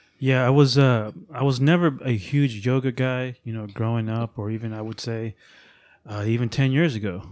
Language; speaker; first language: English; native; English